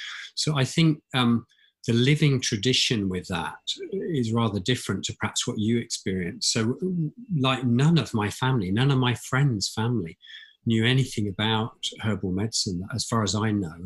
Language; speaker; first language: English; native; English